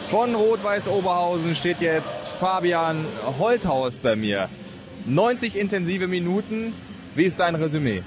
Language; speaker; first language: German; native; German